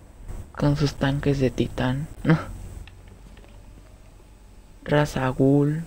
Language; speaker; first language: Spanish; native; Spanish